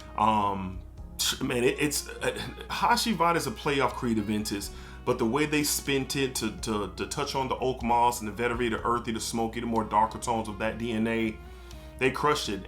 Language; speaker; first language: English; native; English